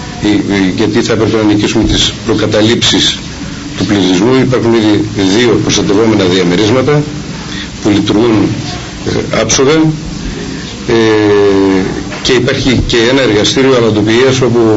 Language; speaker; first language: Greek; native; Greek